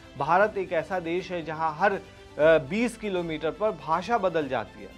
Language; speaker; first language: Hindi; native; Hindi